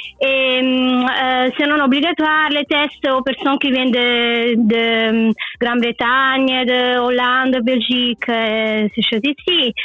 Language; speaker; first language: French; non-native, learner; Italian